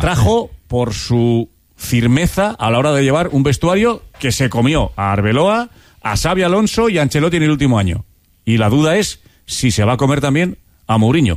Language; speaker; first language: Spanish; native; Spanish